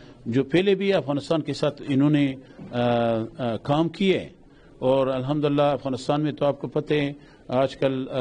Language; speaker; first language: Hindi; non-native, local second language; Pashto